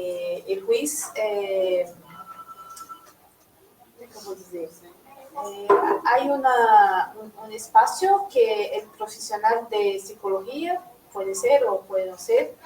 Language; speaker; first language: Spanish; non-native, learner; Portuguese